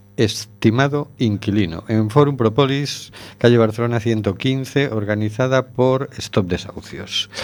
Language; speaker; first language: Spanish; native; Spanish